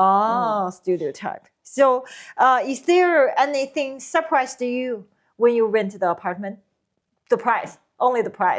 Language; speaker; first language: English; non-native, learner; Chinese